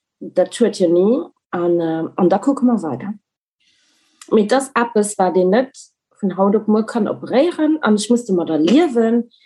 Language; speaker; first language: Luxembourgish; early bilingual, other home language; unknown